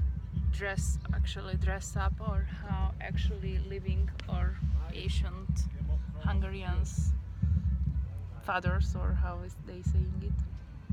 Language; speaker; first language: English; non-native, learner; Hungarian